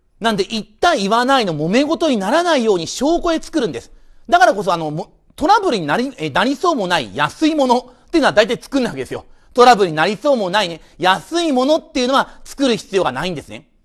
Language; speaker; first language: Japanese; native; Japanese